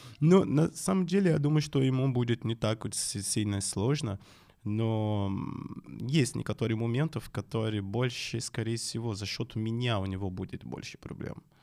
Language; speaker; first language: Russian; non-native, fluent; Portuguese